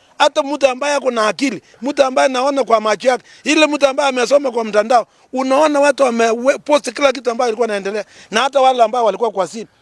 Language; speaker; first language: Swahili; non-native, local second language; Kalenjin